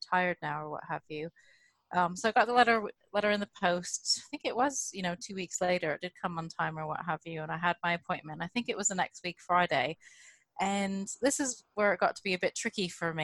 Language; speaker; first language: English; native; English